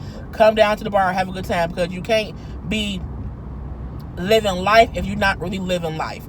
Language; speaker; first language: English; native; English